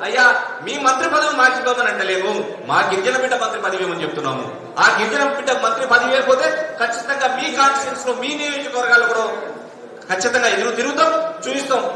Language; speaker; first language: Telugu; non-native, local second language; Lambadi